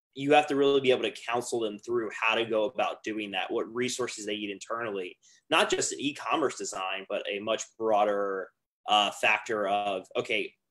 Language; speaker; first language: English; native; English